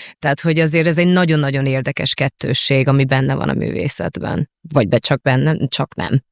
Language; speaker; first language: Hungarian; early bilingual, heritage; Hungarian